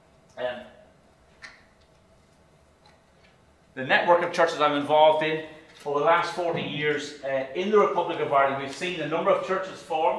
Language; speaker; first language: English; native; English